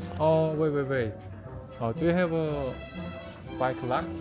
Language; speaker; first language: English; non-native, learner; Korean